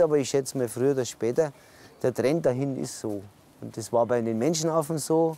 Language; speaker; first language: German; native; German